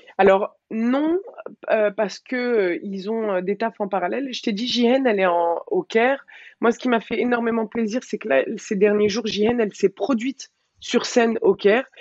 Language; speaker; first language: French; early bilingual, other home language; Arabic